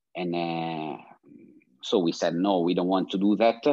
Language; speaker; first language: English; non-native, fluent; Italian